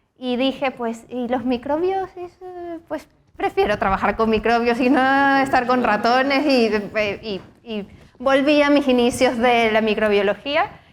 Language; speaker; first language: Spanish; native; Spanish